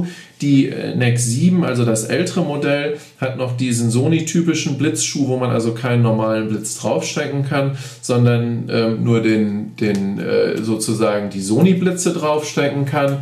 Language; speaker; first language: German; native; German